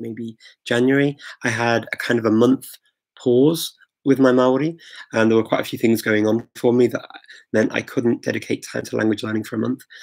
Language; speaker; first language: English; native; English